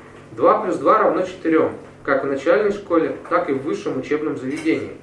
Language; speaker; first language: Russian; native; Russian